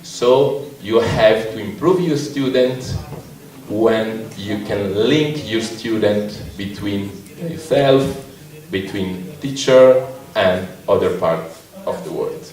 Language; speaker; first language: English; non-native, learner; Italian